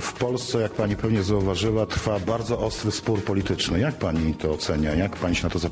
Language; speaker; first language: Polish; native; Polish